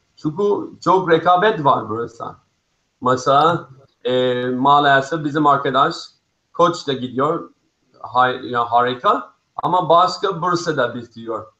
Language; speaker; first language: Turkish; non-native, fluent; English